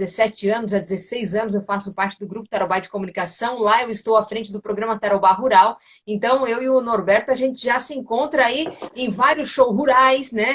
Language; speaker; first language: Portuguese; native; Portuguese